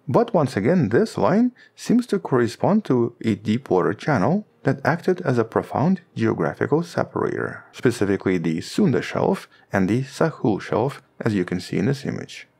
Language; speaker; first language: English; non-native, fluent; Russian